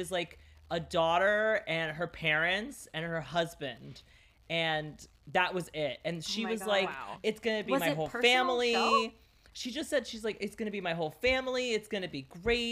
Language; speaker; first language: English; early bilingual, other home language; Greek